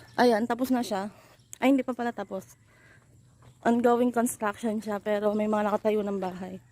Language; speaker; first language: Filipino; native; Filipino